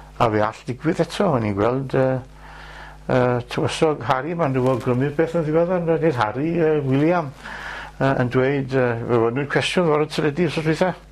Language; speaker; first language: Welsh; native; Welsh